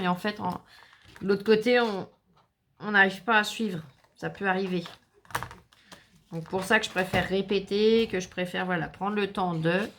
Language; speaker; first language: French; native; French